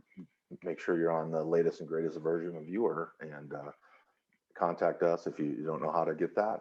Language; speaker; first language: English; native; English